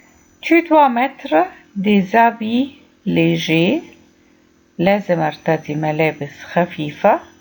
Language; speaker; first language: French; non-native, fluent; Arabic